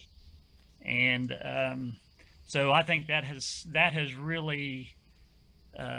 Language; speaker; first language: English; native; English